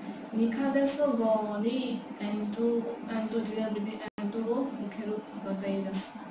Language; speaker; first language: Japanese; non-native, learner; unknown